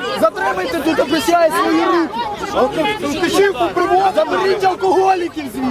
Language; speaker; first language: Ukrainian; native; Ukrainian